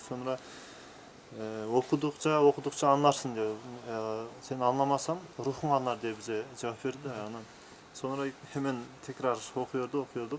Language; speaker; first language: Turkish; non-native, learner; Kyrgyz